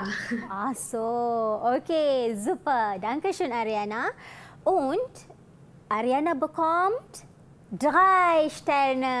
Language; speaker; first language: German; non-native, fluent; Malay